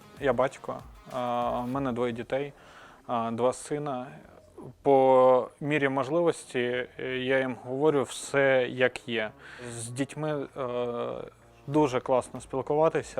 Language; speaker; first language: Ukrainian; native; Ukrainian